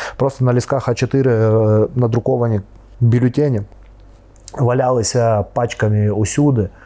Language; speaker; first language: Ukrainian; non-native, local second language; Russian